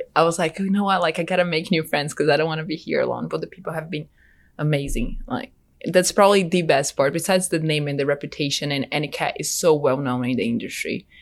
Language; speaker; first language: English; non-native, fluent; Portuguese